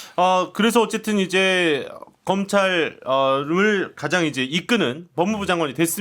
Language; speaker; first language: Korean; native; Korean